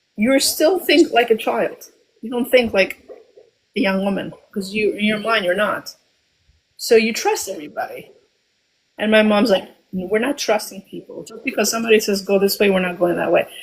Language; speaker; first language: English; early bilingual, other home language; Albanian